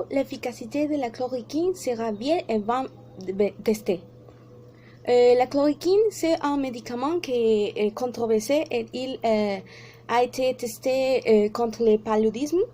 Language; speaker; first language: French; non-native, learner; Spanish